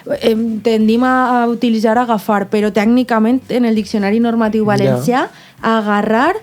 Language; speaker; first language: Catalan; native; Catalan